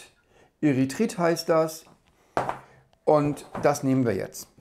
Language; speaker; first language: German; native; German